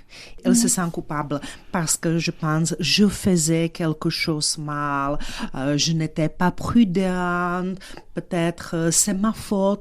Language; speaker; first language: French; non-native, fluent; Czech